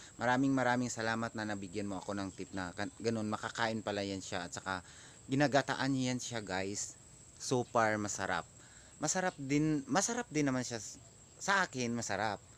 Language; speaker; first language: Filipino; non-native, local second language; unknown